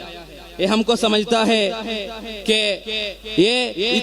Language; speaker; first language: Hindi; non-native, local second language; Malayalam